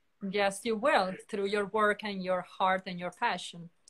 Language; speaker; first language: English; non-native, fluent; Italian